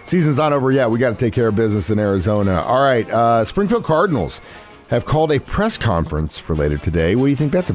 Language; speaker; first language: English; native; English